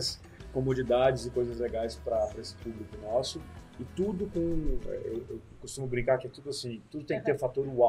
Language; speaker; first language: Portuguese; native; Portuguese